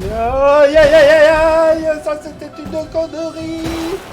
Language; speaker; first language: French; native; French